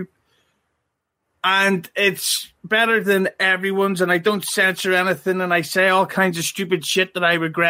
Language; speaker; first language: English; native; English